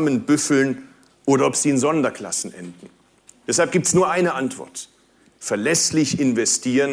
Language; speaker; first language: German; early bilingual, other home language; Turkish